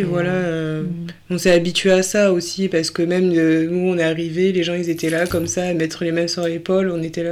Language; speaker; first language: French; native; French